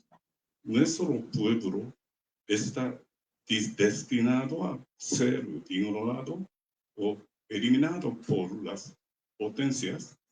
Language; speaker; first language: Spanish; non-native, learner; Japanese